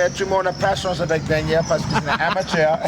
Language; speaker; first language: French; non-native, learner; English